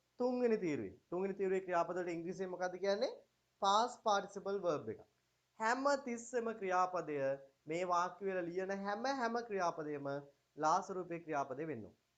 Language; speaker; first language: Sinhala; native; Sinhala